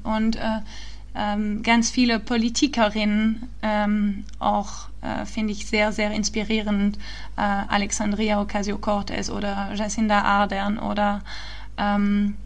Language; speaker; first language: German; early bilingual, heritage; German